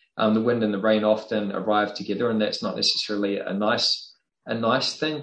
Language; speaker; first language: English; native; English